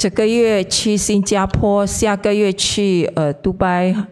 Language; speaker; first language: Chinese; non-native, fluent; Indonesian